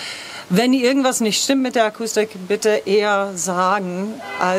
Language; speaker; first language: German; non-native, fluent; English